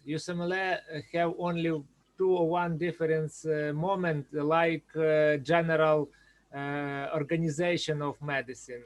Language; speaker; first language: English; non-native, learner; Ukrainian